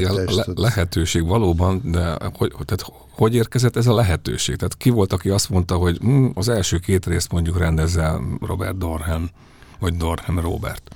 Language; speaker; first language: Hungarian; native; Hungarian